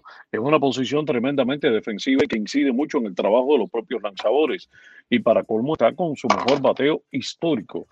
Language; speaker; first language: Spanish; native; Spanish